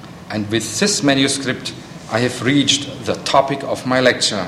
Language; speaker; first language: English; non-native, fluent; German